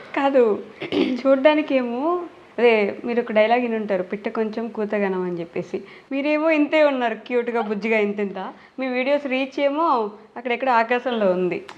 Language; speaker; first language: Telugu; native; Telugu